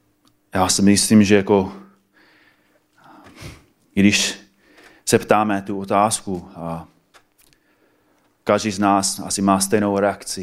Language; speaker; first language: Czech; non-native, fluent; English